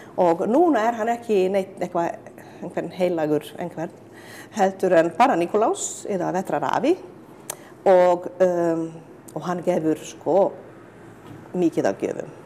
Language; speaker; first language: Icelandic; non-native, fluent; Hungarian